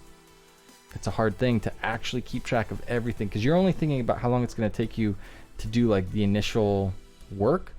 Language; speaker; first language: English; native; English